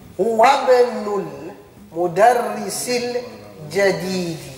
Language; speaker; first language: Arabic; non-native, fluent; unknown